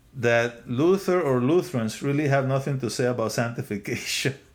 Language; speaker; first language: English; non-native, fluent; Spanish